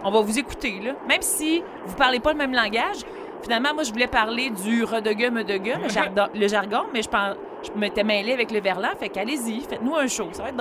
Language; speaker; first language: French; native; French